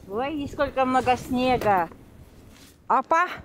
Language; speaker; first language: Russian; non-native, local second language; Korean